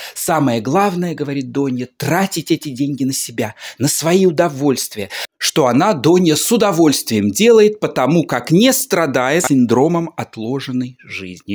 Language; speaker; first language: Russian; native; Russian